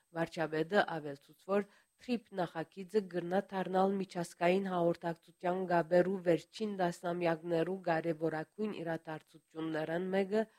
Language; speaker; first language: Armenian; early bilingual, heritage; Armenian